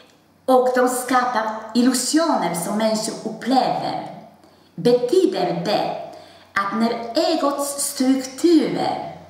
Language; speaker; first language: Swedish; non-native, fluent; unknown